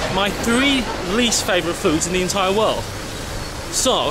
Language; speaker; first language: English; native; English